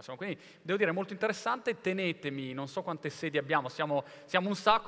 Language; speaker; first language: Italian; native; Italian